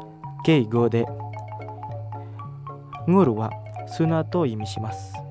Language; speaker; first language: Japanese; non-native, fluent; Indonesian